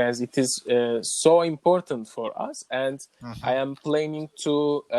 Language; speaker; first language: English; non-native, learner; Turkish